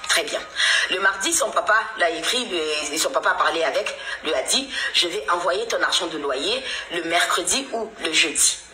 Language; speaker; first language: French; non-native, local second language; Lingala